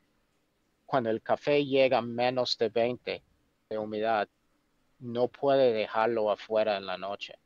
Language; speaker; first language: Spanish; non-native, fluent; English